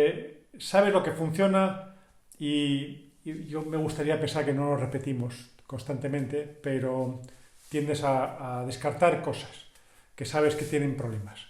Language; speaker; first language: Spanish; native; Spanish